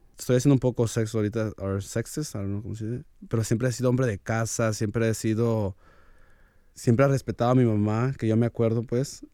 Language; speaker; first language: Spanish; early bilingual, heritage; Spanish